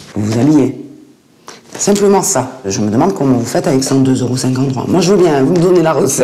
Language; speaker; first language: French; native; French